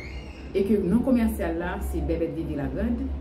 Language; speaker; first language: French; non-native, learner; Haitian Creole